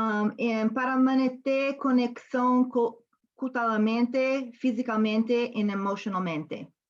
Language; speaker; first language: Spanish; non-native, learner; English